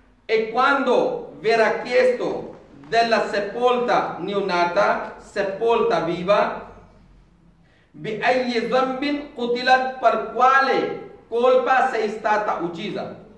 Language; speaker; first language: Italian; non-native, fluent; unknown